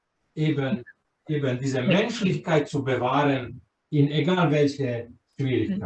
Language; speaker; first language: German; non-native, fluent; Croatian